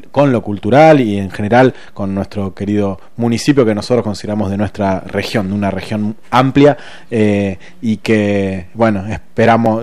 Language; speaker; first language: Spanish; native; Spanish